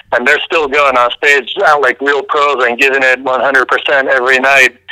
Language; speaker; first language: English; early bilingual, other home language; French